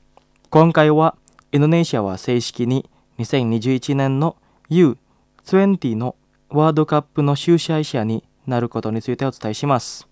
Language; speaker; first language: Japanese; non-native, fluent; Indonesian